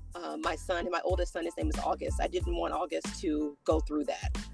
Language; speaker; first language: English; native; English